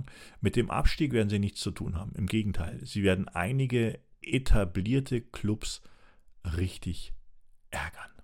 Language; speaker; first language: German; native; German